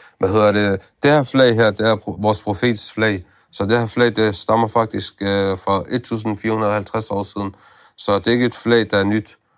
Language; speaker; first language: Danish; early bilingual, other home language; Arabic